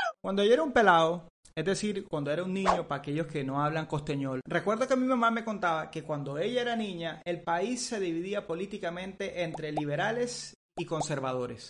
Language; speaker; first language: Spanish; native; Spanish